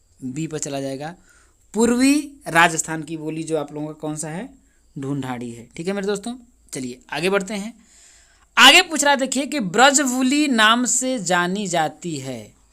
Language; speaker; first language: Hindi; native; Hindi